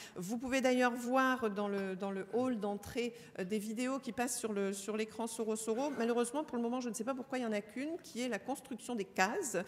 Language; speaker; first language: French; native; French